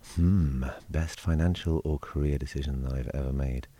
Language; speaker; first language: English; native; English